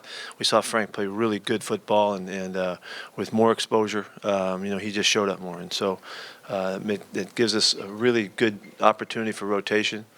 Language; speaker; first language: English; native; English